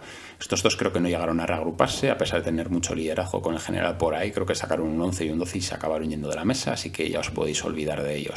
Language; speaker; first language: Spanish; native; Spanish